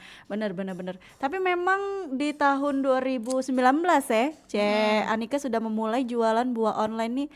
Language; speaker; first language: Indonesian; native; Indonesian